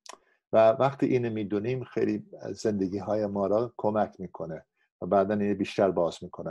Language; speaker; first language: Persian; non-native, fluent; English